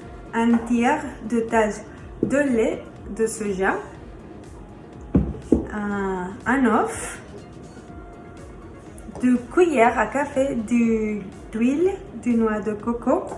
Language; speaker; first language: French; non-native, learner; Spanish